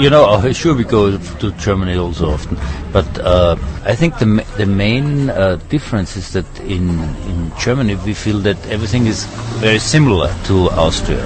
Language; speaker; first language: English; non-native, fluent; German